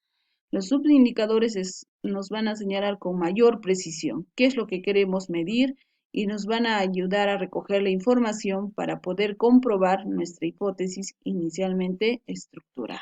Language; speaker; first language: Spanish; native; Spanish